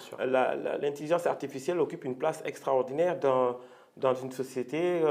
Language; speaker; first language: French; non-native, local second language; Wolof